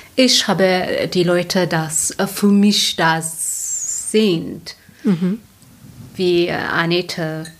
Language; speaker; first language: German; non-native, learner; Tigrinya